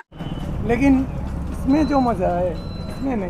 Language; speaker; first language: Hindi; native; Hindi